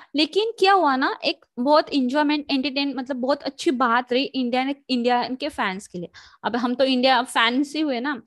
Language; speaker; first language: Hindi; native; Hindi